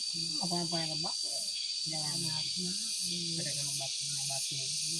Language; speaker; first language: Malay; non-native, local second language; Sundanese